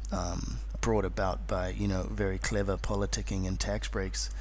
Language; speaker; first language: English; native; English